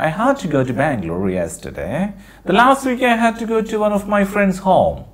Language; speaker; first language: English; non-native, local second language; Malayalam